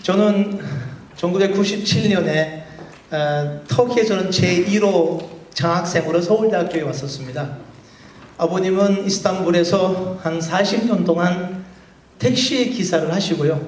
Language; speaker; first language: Korean; non-native, fluent; Turkish